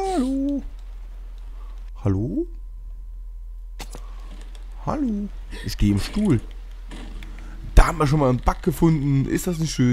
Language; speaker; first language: German; native; German